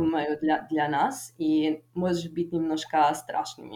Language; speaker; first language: Russian; non-native, fluent; Italian